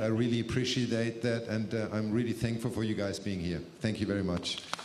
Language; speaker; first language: English; non-native, fluent; German